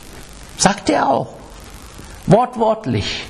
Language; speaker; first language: German; non-native, learner; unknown